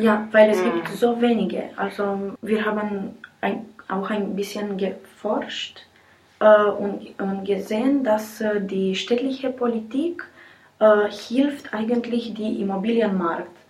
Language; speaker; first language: German; non-native, learner; Romanian